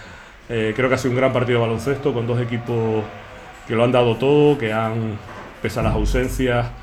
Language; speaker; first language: Spanish; native; Spanish